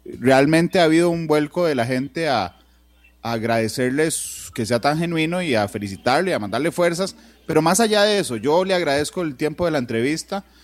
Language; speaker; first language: Spanish; native; Spanish